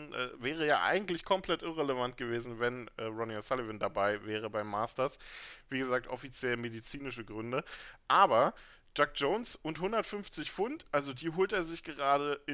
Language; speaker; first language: German; native; German